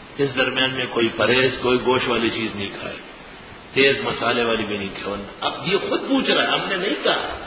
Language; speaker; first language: Urdu; non-native, local second language; Pashto